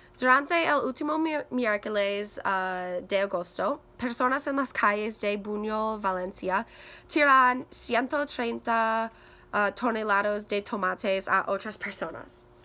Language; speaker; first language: Spanish; non-native, learner; English